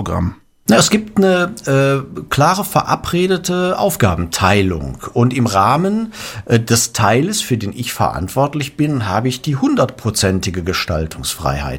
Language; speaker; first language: German; native; German